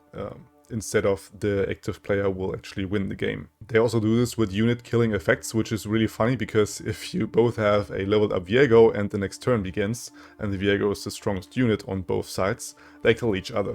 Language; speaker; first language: English; non-native, fluent; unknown